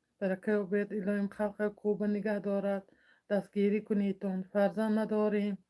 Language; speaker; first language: Tajik; native; Tajik